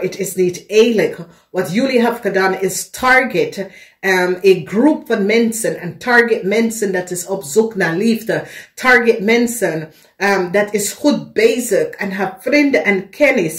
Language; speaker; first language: Dutch; non-native, fluent; English